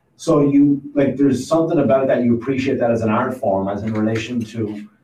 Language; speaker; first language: English; native; English